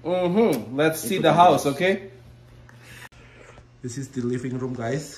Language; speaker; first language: English; non-native, fluent; Indonesian